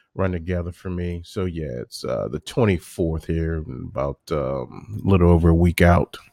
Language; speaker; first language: English; native; English